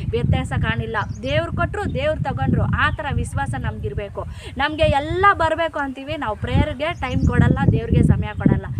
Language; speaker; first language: Kannada; non-native, local second language; Telugu